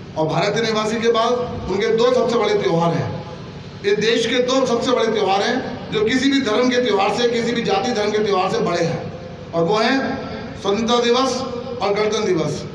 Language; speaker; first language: Hindi; native; Hindi